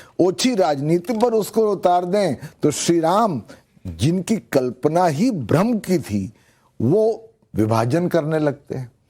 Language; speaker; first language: Hindi; native; Hindi